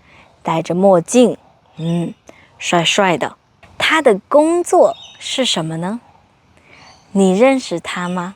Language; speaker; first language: Chinese; non-native, fluent; English